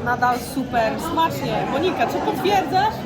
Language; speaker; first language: Polish; native; Polish